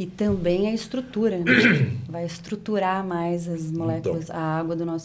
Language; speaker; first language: Portuguese; native; Portuguese